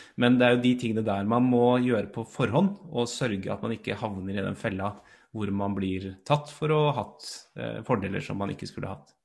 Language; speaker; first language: Norwegian; native; Norwegian